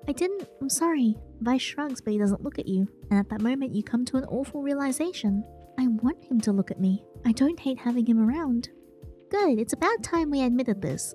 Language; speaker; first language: English; native; English